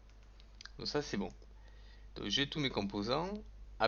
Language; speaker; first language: French; native; French